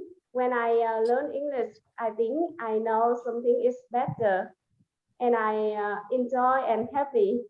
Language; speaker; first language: English; non-native, learner; Vietnamese